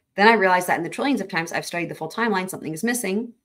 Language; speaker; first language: English; native; English